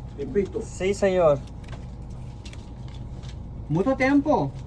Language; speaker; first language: Spanish; non-native, learner; Gujarati